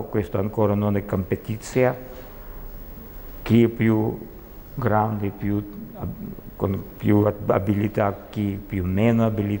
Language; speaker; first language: Italian; non-native, learner; Russian